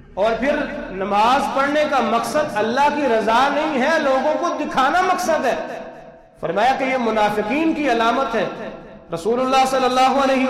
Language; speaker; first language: Urdu; non-native, local second language; Punjabi